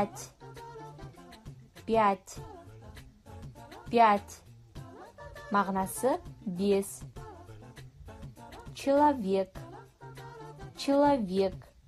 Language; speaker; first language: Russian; non-native, fluent; Kazakh